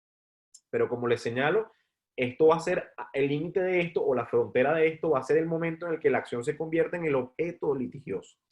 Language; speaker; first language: Spanish; native; Spanish